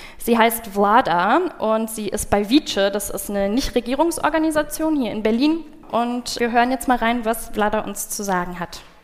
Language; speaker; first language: German; early bilingual, other home language; Bulgarian